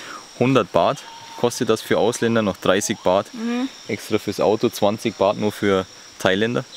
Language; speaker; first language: German; native; German